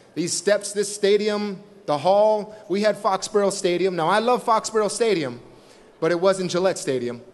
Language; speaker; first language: English; native; English